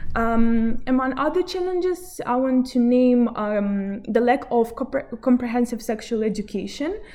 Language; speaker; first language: English; non-native, fluent; Belarusian